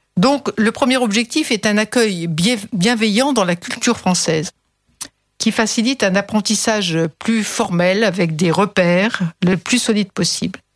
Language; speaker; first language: French; native; French